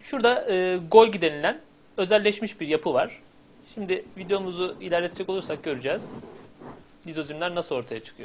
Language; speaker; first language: Turkish; native; Turkish